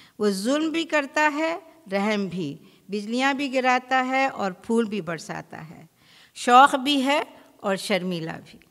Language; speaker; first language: Urdu; native; Urdu